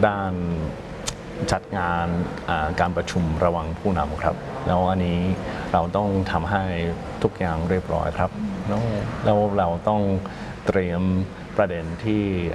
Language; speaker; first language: Thai; non-native, fluent; English